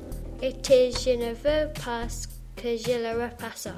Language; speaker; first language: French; non-native, learner; English